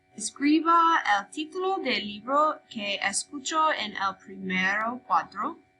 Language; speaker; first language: Spanish; non-native, fluent; English